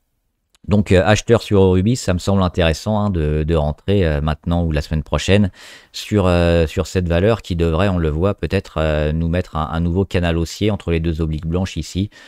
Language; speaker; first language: French; native; French